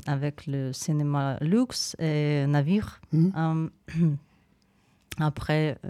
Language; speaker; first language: French; non-native, learner; Ukrainian